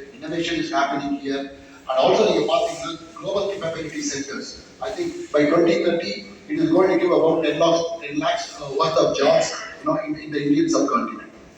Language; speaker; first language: English; non-native, local second language; Tamil